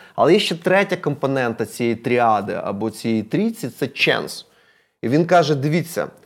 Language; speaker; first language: Ukrainian; non-native, local second language; Russian